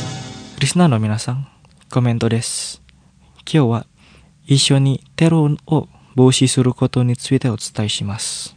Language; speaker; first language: Japanese; non-native, fluent; Indonesian